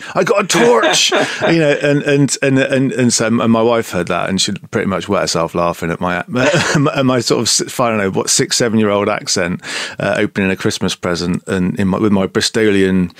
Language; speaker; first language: English; native; English